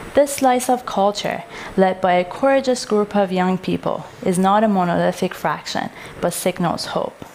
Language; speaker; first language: English; non-native, fluent; Persian